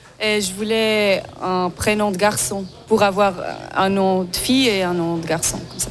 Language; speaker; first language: French; non-native, local second language; Swiss German